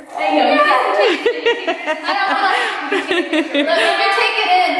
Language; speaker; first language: English; native; English